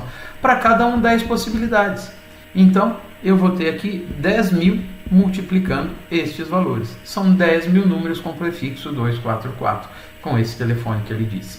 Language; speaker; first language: Portuguese; native; Portuguese